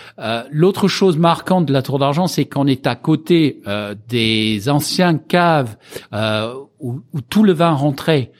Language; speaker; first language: French; non-native, fluent; English